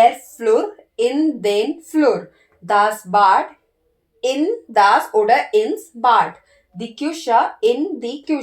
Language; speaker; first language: German; non-native, learner; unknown